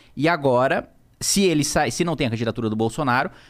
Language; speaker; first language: Portuguese; native; Portuguese